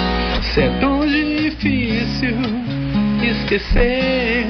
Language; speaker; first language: Portuguese; native; Portuguese